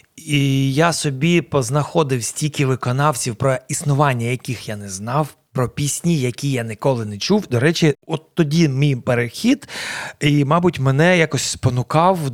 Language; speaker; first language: Ukrainian; non-native, local second language; Russian